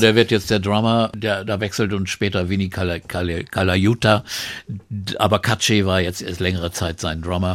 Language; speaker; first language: German; native; German